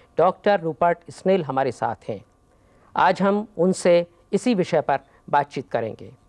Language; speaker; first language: Hindi; native; Hindi